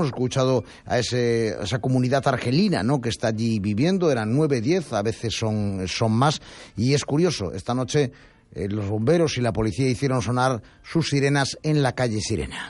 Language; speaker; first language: Spanish; native; Spanish